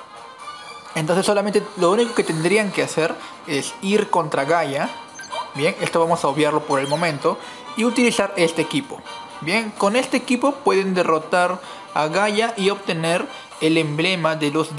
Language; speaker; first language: Spanish; native; Spanish